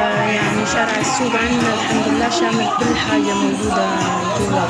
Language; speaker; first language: Arabic; native; Arabic